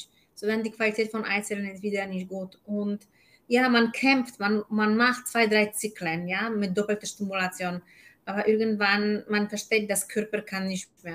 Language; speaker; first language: German; non-native, fluent; Polish